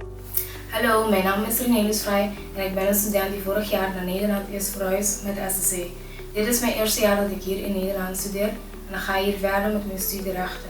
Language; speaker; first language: Dutch; non-native, local second language; Papiamento